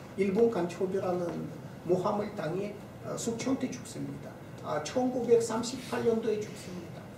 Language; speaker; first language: Korean; non-native, fluent; Russian